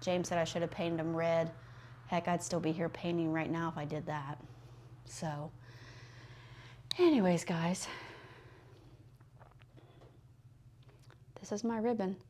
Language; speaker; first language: English; native; English